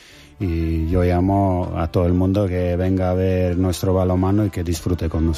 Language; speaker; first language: Spanish; non-native, fluent; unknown